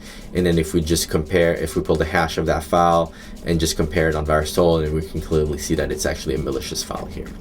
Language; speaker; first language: English; native; English